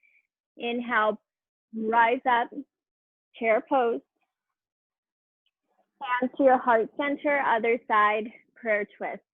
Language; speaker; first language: English; native; English